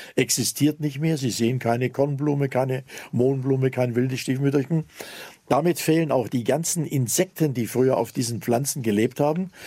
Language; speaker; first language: German; native; German